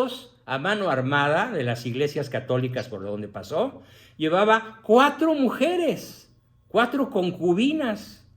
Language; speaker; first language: Spanish; native; Spanish